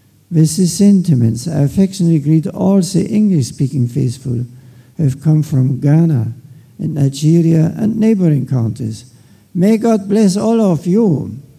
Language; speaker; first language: English; non-native, fluent; German